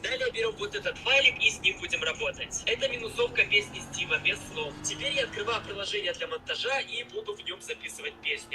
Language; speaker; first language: Russian; native; Russian